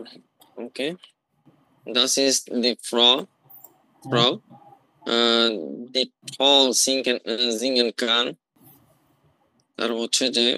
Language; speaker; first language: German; non-native, learner; Bangla